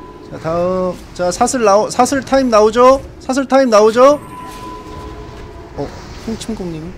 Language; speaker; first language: Korean; native; Korean